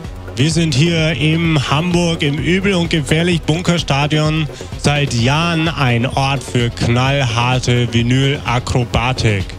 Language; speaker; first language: German; native; German